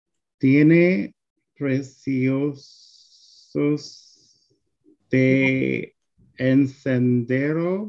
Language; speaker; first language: Spanish; non-native, learner; English